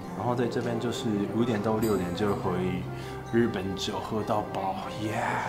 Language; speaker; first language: Chinese; non-native, fluent; Japanese